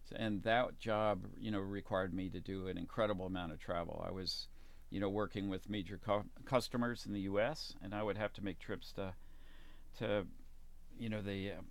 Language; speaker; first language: English; native; English